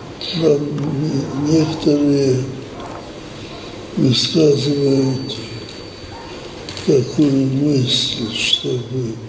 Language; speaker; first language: Russian; non-native, local second language; Georgian